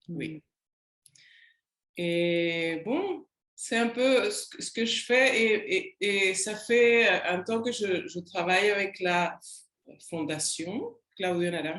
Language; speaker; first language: French; non-native, learner; Spanish